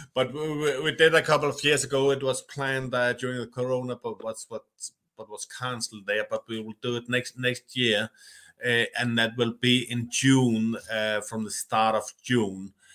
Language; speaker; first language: English; non-native, fluent; Danish